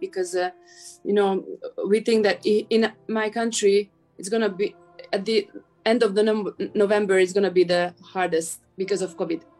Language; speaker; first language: English; non-native, fluent; Hungarian